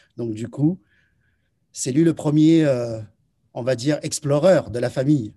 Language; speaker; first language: French; early bilingual, other home language; Chinese